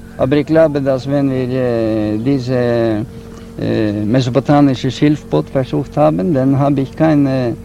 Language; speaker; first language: German; non-native, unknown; Norwegian